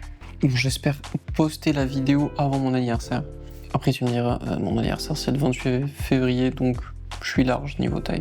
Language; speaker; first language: French; native; French